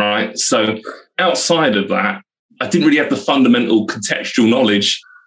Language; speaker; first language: English; native; English